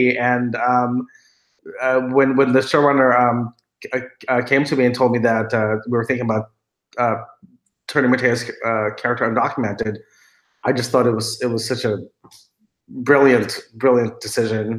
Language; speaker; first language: English; non-native, local second language; Filipino